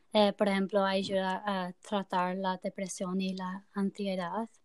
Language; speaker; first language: Spanish; non-native, learner; English